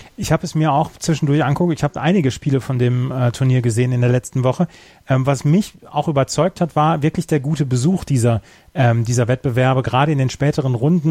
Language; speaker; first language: German; native; German